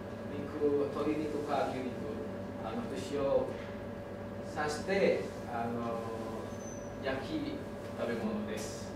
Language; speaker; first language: Japanese; non-native, learner; Indonesian